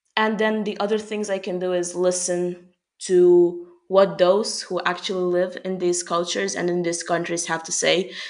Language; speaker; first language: English; non-native, fluent; Hungarian